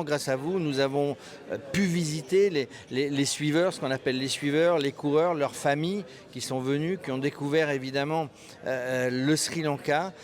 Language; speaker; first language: French; native; French